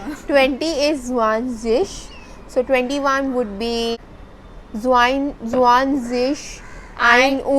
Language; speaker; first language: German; non-native, learner; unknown